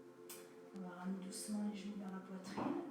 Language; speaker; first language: French; native; French